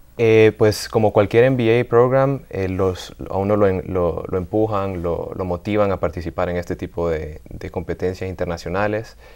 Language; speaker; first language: Spanish; native; Spanish